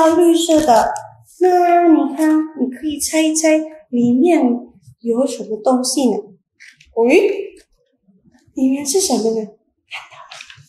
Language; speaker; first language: Chinese; non-native, fluent; Indonesian